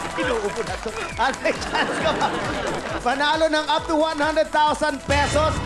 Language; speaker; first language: Filipino; native; Filipino